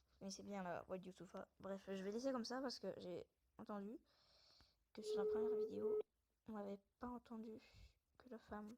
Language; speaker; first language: French; native; French